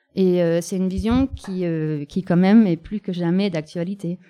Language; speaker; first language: French; non-native, fluent; German